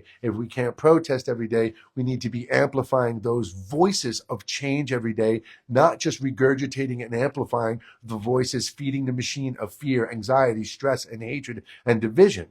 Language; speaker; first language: English; native; English